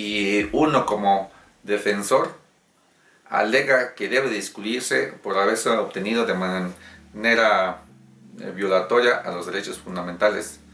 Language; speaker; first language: Spanish; native; Spanish